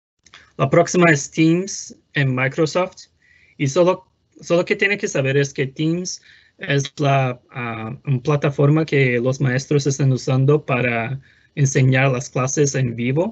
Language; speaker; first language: Spanish; non-native, fluent; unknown